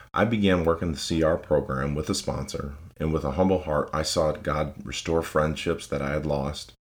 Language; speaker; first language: English; native; English